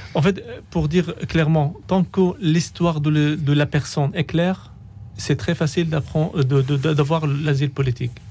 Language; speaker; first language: French; non-native, fluent; Arabic